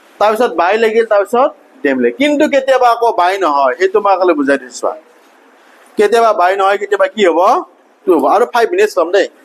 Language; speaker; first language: Assamese; native; Assamese